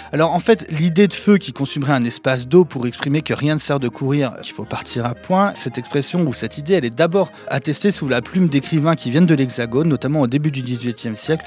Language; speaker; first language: French; native; French